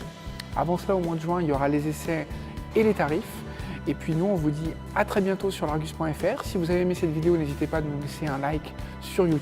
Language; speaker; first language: French; native; French